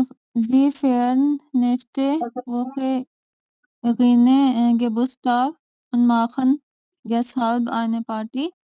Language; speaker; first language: German; non-native, learner; Urdu